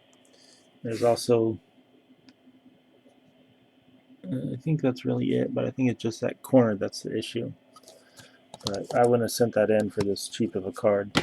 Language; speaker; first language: English; native; English